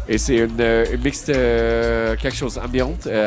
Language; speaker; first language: French; non-native, learner; English